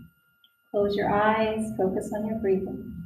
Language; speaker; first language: English; native; English